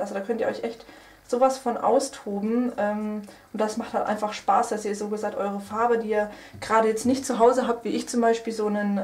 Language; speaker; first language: German; native; German